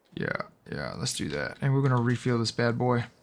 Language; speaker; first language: English; native; English